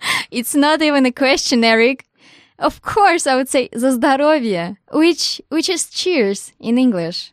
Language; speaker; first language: English; non-native, fluent; Russian